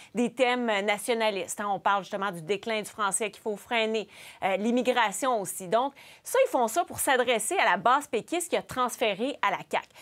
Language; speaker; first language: French; native; French